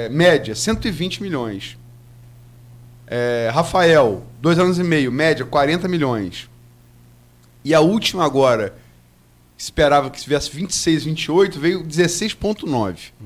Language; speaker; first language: Portuguese; native; Portuguese